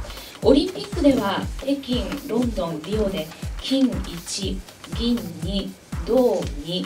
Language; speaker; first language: Japanese; native; Japanese